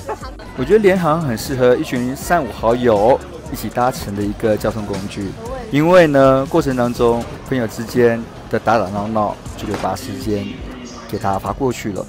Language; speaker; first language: Chinese; native; Chinese